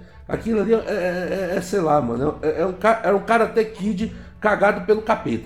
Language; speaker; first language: Portuguese; native; Portuguese